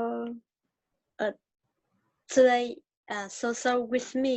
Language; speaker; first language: English; non-native, learner; Vietnamese